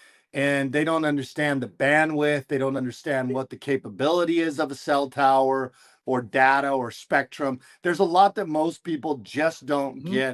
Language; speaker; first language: English; native; English